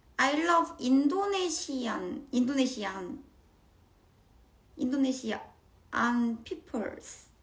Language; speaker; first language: English; non-native, learner; Korean